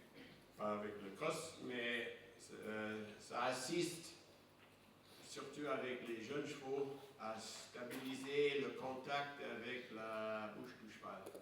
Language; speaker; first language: French; non-native, fluent; English